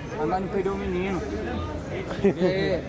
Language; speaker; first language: Portuguese; native; Portuguese